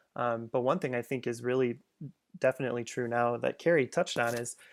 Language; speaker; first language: English; native; English